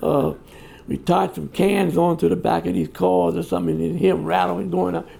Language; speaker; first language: English; native; English